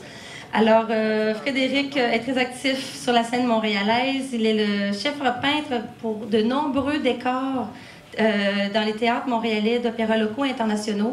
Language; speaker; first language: French; native; French